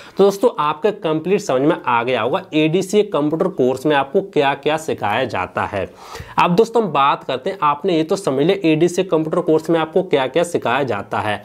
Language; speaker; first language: Hindi; native; Hindi